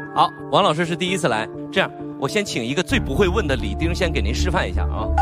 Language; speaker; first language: Chinese; native; Chinese